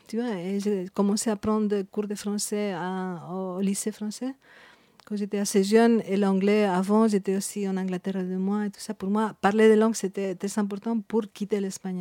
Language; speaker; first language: French; non-native, fluent; Spanish